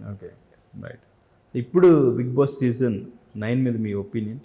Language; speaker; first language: Telugu; native; Telugu